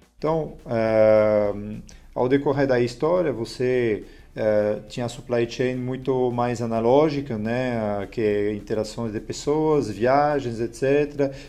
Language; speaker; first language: Portuguese; non-native, fluent; French